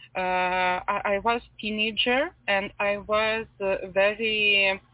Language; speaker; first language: English; non-native, fluent; Lithuanian